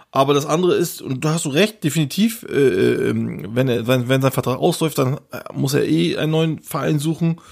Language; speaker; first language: German; early bilingual, other home language; Turkish